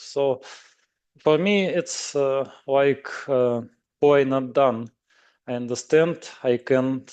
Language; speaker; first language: English; non-native, learner; Russian